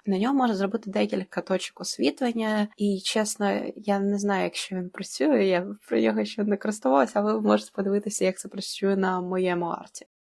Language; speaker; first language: Ukrainian; non-native, local second language; Russian